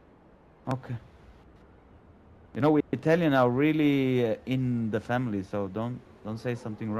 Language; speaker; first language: English; non-native, fluent; Italian